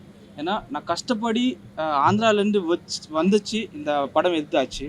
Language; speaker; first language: Tamil; non-native, learner; Telugu